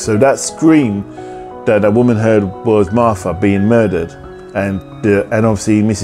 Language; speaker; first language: English; native; English